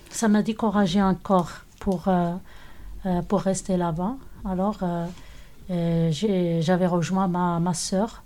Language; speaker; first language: French; non-native, local second language; Arabic